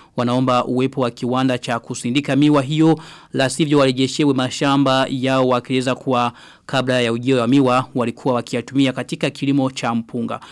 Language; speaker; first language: Swahili; non-native, local second language; Rundi